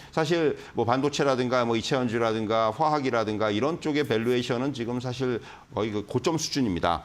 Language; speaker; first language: Korean; native; Korean